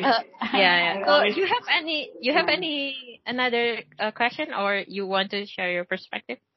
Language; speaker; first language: English; non-native, learner; Indonesian